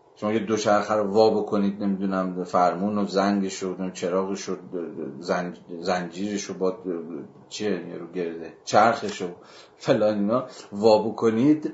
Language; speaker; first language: Persian; native; Persian